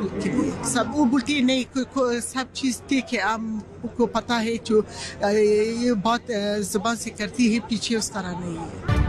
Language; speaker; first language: Hindi; non-native, learner; Persian